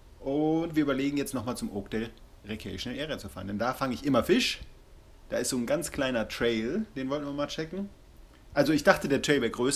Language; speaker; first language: German; native; German